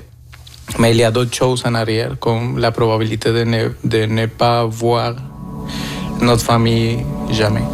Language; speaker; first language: French; non-native, fluent; Spanish